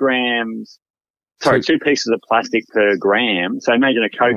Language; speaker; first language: English; native; English